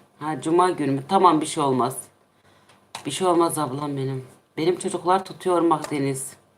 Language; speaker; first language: Turkish; non-native, local second language; Kurdish